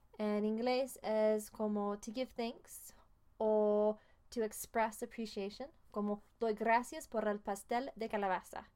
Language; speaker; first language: Spanish; non-native, fluent; English